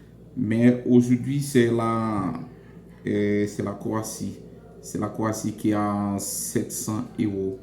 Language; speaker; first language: French; non-native, local second language; Haitian Creole